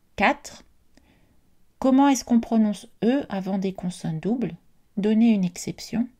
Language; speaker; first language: French; native; French